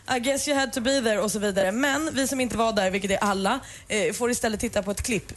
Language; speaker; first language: Swedish; native; Swedish